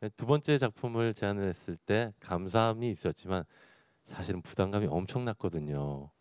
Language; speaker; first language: Korean; native; Korean